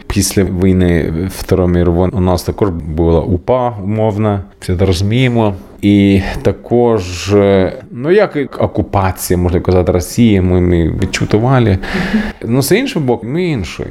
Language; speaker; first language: Ukrainian; non-native, learner; Swedish